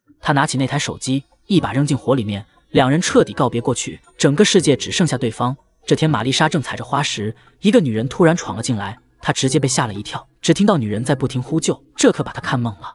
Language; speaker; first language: Chinese; native; Chinese